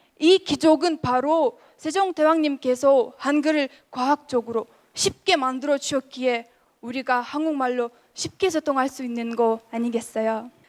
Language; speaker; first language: Korean; non-native, fluent; Kyrgyz